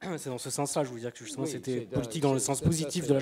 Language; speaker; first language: French; native; French